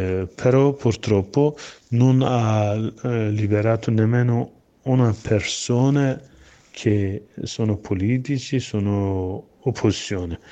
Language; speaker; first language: Italian; non-native, learner; Kurdish